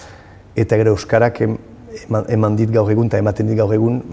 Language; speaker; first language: Basque; non-native, local second language; French